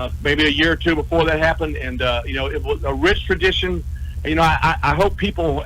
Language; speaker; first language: English; native; English